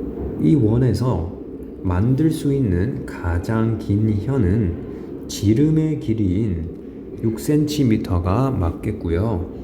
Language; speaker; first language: Korean; native; Korean